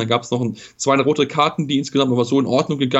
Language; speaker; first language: German; native; German